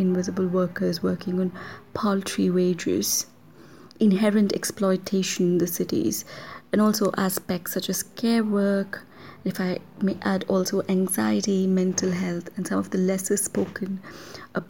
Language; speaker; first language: English; non-native, local second language; Kannada